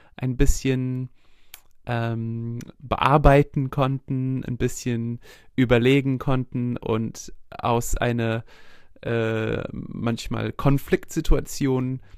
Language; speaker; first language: German; non-native, fluent; English